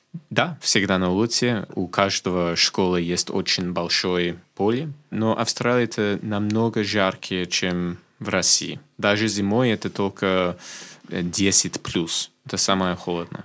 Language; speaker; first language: Russian; non-native, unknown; English